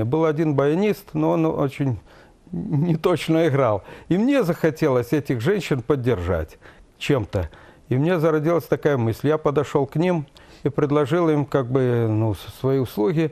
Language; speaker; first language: Russian; native; Russian